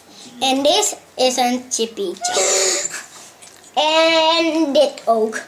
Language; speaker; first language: Dutch; early bilingual, heritage; Dutch